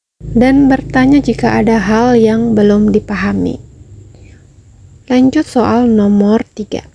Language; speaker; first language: Indonesian; native; Indonesian